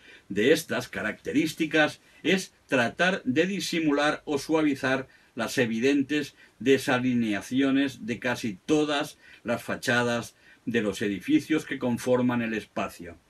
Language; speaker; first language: Spanish; non-native, local second language; Catalan